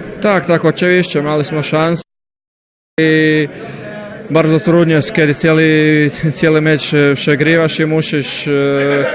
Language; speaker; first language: Polish; non-native, learner; Croatian